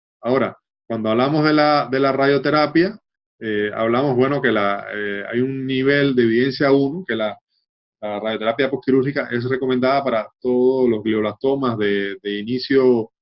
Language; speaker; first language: Spanish; native; Spanish